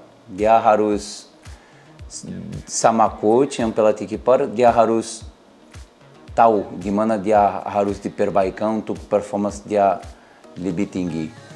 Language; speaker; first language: Indonesian; non-native, learner; Portuguese